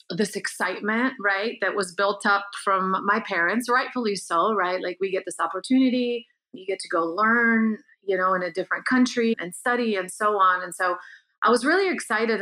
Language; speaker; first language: English; early bilingual, other home language; Bulgarian